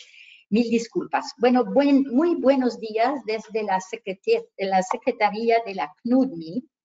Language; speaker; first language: Spanish; native; Spanish